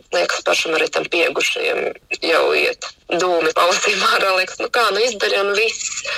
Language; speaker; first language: Latvian; native; Latvian